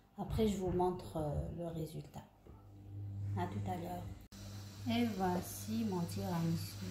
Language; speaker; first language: French; non-native, local second language; Arabic